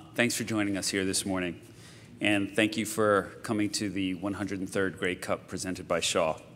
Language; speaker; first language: English; native; English